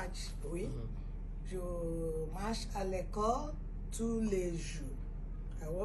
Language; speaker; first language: French; non-native, fluent; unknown